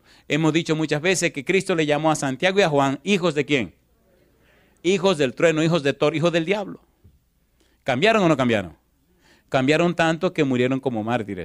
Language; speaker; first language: Spanish; native; Spanish